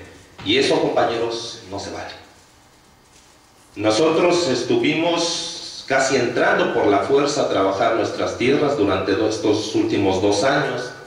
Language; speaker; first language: Spanish; native; Spanish